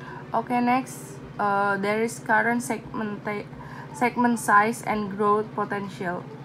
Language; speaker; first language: English; non-native, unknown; Indonesian